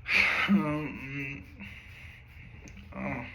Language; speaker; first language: French; non-native, learner; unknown